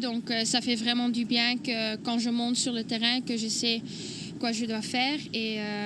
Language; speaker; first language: French; non-native, local second language; Dutch